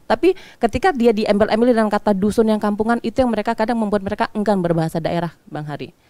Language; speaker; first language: Indonesian; non-native, local second language; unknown